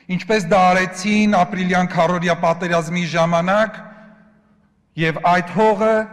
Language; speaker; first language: Armenian; non-native, local second language; Kurdish